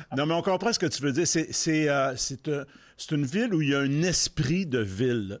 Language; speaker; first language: French; native; French